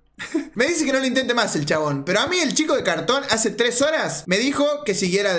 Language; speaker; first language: Spanish; native; Spanish